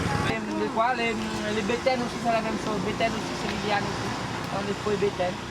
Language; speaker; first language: French; non-native, fluent; Vietnamese